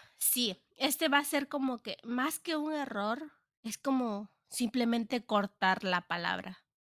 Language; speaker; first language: Spanish; native; Spanish